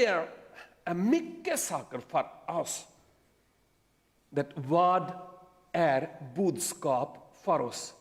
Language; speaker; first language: Swedish; non-native, learner; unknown